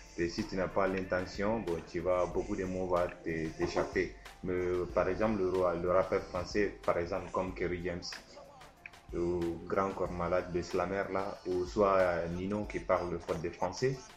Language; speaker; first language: French; non-native, local second language; Soninke